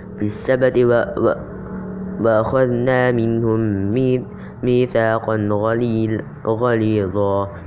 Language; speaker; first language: Arabic; non-native, learner; Indonesian